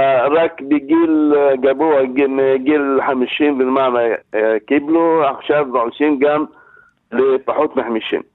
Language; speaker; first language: Hebrew; non-native, learner; Arabic